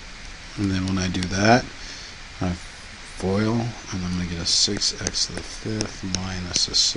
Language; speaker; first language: English; native; English